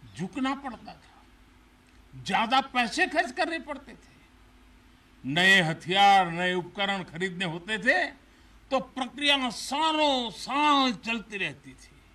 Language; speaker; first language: Hindi; non-native, local second language; Gujarati